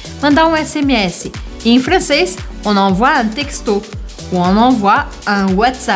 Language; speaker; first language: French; non-native, fluent; Portuguese